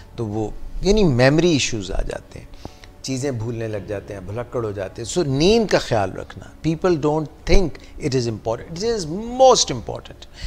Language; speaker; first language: Urdu; native; Urdu